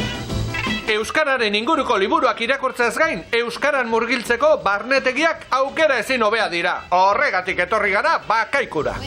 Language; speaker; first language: Basque; native; Basque